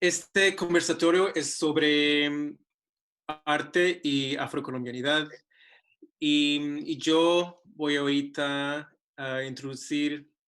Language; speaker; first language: Spanish; non-native, fluent; English